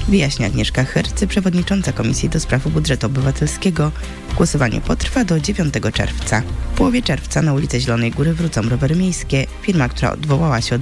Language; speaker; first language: Polish; native; Polish